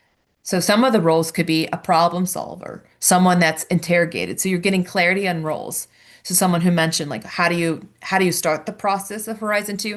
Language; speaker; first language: English; native; English